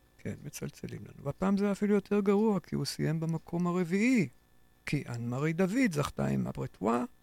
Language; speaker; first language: Hebrew; native; Hebrew